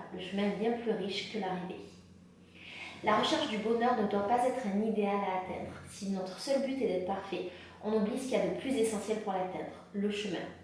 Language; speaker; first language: French; native; French